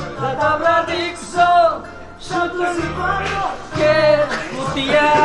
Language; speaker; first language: Greek; non-native, learner; Bangla